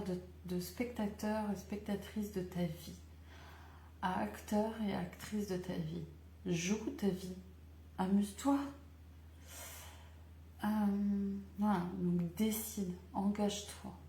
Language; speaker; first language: French; native; French